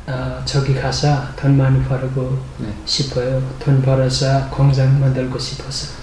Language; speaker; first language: Korean; non-native, learner; Vietnamese